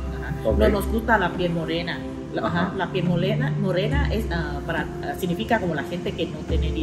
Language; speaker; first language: Spanish; non-native, learner; Thai